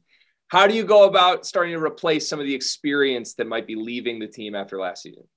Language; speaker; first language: English; native; English